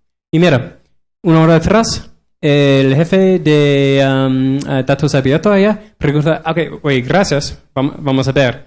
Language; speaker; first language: Spanish; non-native, learner; English